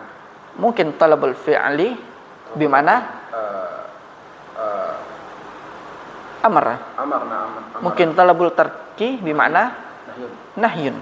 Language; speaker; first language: Arabic; non-native, fluent; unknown